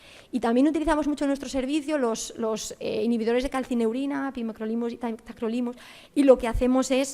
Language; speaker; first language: Spanish; native; Spanish